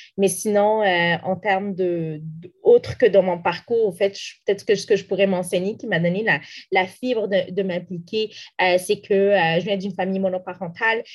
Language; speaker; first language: French; non-native, local second language; Arabic